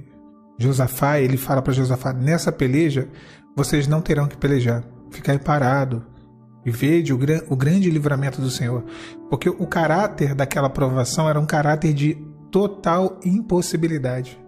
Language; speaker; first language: Portuguese; native; Portuguese